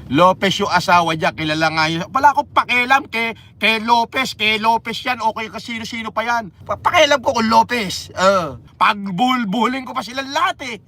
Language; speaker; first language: Filipino; native; Filipino